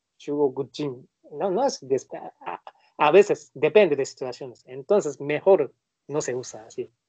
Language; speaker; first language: Spanish; non-native, learner; Japanese